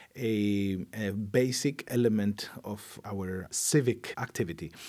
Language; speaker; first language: English; non-native, fluent; Spanish